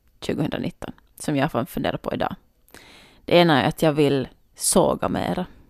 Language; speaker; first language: Swedish; native; Swedish